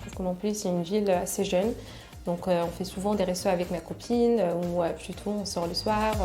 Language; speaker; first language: French; non-native, local second language; Arabic